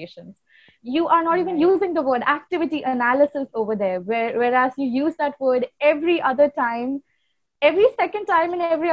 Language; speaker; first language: English; non-native, local second language; Hindi